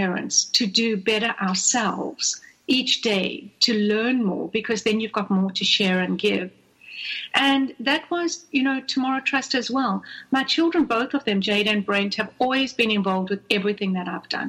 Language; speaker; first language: English; native; English